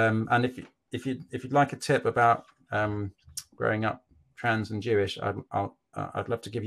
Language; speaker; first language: English; native; English